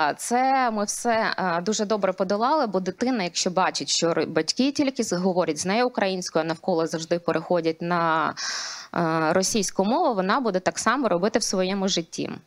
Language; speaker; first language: Ukrainian; non-native, local second language; Russian